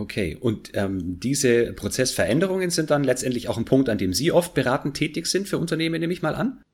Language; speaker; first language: German; native; German